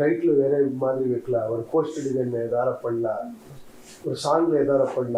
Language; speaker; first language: Tamil; non-native, learner; Kannada